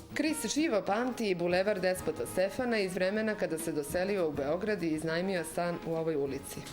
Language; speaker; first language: Serbian; native; Serbian